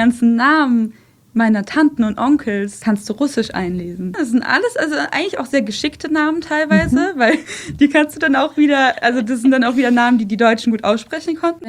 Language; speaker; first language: German; early bilingual, other home language; Russian